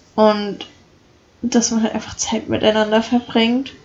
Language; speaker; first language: German; native; German